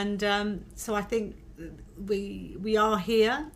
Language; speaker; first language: English; native; English